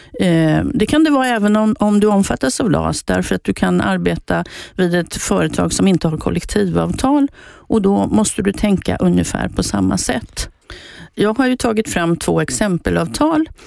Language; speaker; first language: Swedish; native; Swedish